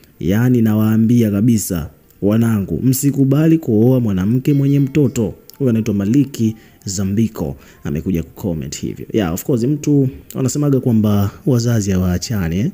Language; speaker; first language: Swahili; native; Swahili